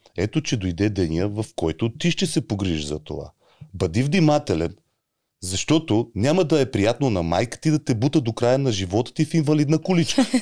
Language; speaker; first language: Bulgarian; native; Bulgarian